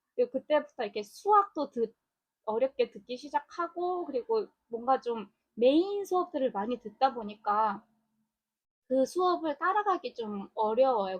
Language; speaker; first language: Korean; non-native, fluent; Mongolian